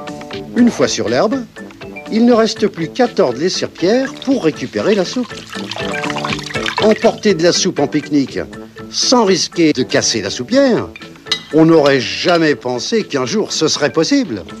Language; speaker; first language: French; native; French